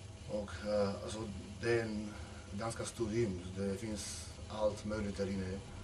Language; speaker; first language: Swedish; non-native, fluent; Macedonian